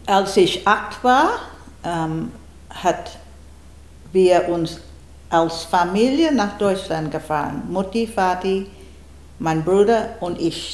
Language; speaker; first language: German; non-native, learner; English